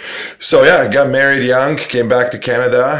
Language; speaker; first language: English; non-native, fluent; Romanian